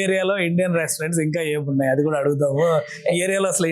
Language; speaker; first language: Telugu; native; Telugu